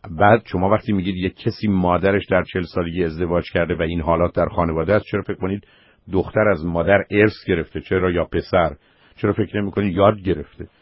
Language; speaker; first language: Persian; native; Persian